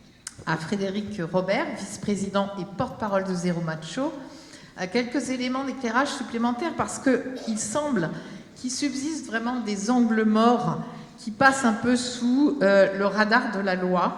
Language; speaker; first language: French; native; French